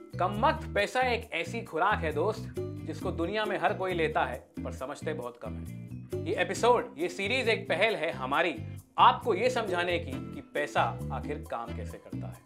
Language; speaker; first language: Hindi; native; Hindi